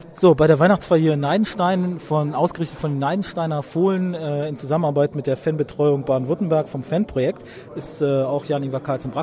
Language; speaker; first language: German; native; German